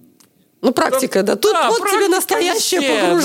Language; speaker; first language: Russian; native; Russian